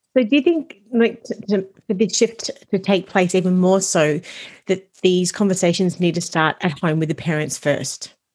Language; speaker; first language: English; native; English